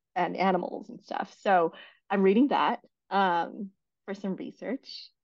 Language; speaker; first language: English; non-native, fluent; Chinese